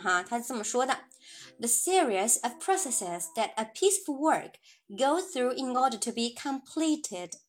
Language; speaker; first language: English; non-native, fluent; Chinese